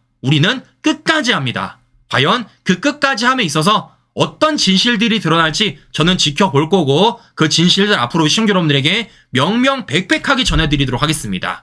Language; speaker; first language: Korean; native; Korean